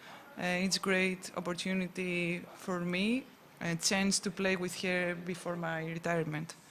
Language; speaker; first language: English; non-native, fluent; Greek